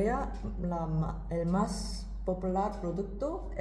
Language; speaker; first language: Spanish; non-native, learner; Korean